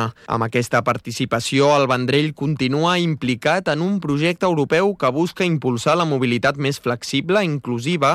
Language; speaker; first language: Catalan; native; Catalan